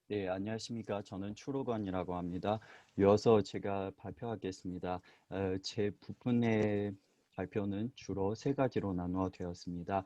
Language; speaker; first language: Korean; non-native, fluent; Chinese